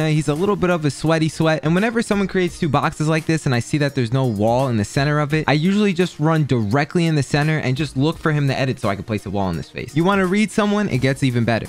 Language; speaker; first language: English; native; English